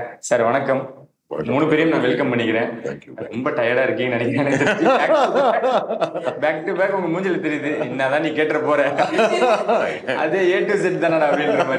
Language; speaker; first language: Tamil; native; Tamil